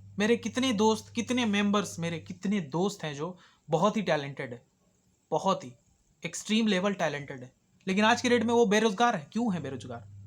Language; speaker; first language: Hindi; native; Hindi